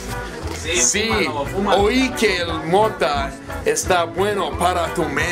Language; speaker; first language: Spanish; non-native, learner; English